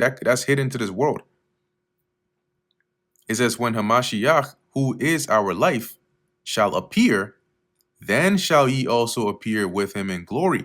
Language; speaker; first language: English; native; English